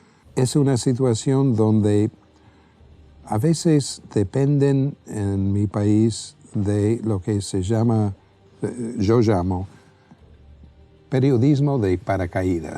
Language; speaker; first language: Spanish; non-native, fluent; English